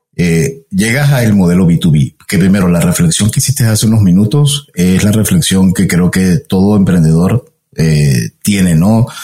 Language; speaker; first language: Spanish; native; Spanish